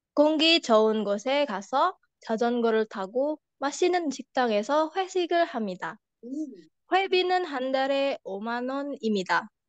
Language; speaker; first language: Korean; non-native, learner; Indonesian